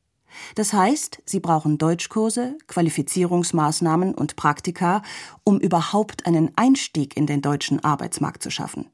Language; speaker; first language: German; native; German